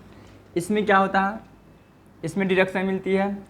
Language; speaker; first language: Hindi; native; Hindi